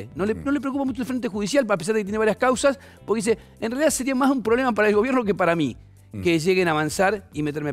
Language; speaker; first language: Spanish; native; Spanish